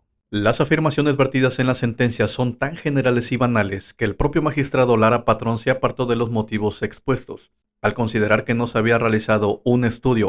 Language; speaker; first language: Spanish; native; Spanish